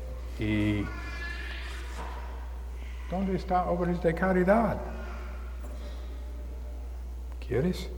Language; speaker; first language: Spanish; non-native, learner; English